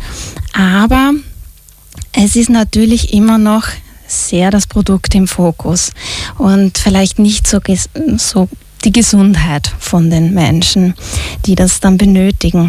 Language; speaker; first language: German; native; German